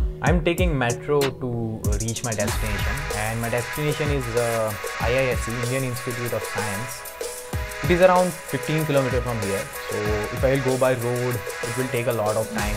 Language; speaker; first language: English; non-native, local second language; Hindi